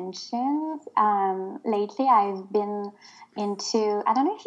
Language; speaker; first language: English; non-native, fluent; French